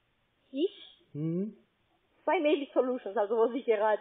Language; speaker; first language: German; non-native, learner; Spanish